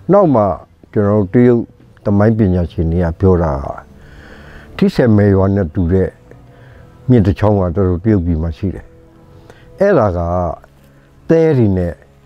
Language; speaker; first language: Burmese; non-native, local second language; S'gaw Karen